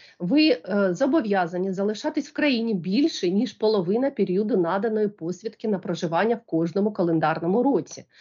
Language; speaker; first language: Ukrainian; native; Ukrainian